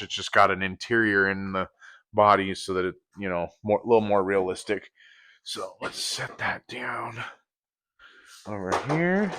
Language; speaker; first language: English; native; English